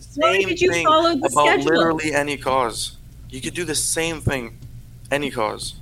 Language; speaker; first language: English; non-native, fluent; French